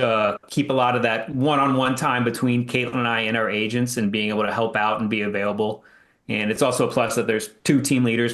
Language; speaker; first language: English; native; English